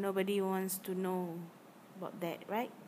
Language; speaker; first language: English; non-native, learner; Malay